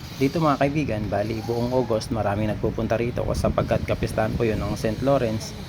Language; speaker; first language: Filipino; non-native, local second language; Bikol